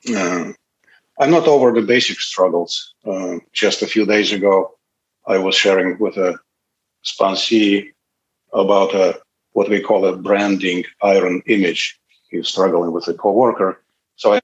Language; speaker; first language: English; non-native, fluent; Russian